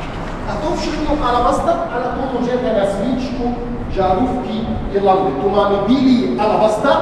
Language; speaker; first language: Czech; non-native, learner; Arabic